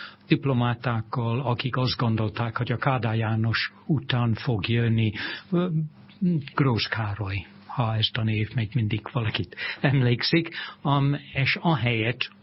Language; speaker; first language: Hungarian; non-native, fluent; English